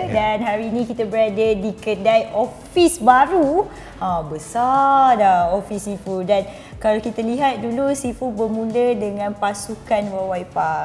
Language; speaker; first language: Malay; native; Malay